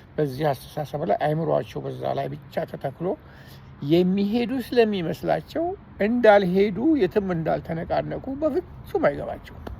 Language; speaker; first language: Amharic; non-native, fluent; Armenian